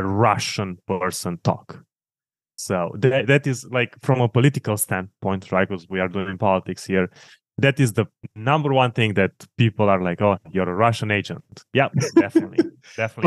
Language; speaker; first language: English; non-native, fluent; Romanian